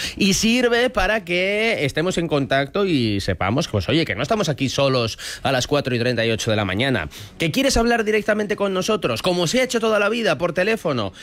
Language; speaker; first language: Spanish; native; Spanish